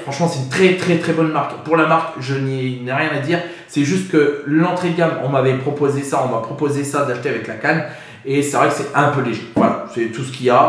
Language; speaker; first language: French; native; French